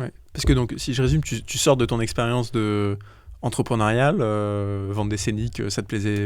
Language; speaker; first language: French; native; French